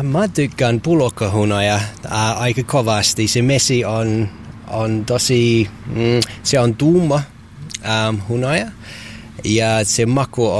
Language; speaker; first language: Finnish; non-native, learner; English